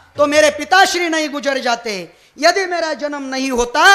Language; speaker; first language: Hindi; non-native, local second language; Marathi